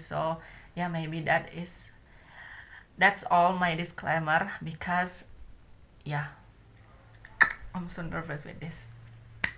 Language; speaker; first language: English; non-native, learner; Indonesian